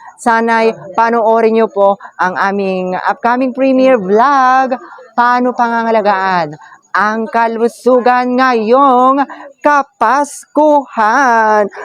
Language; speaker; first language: Filipino; native; Filipino